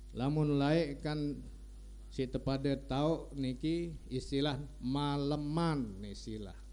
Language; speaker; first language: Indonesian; non-native, local second language; Sasak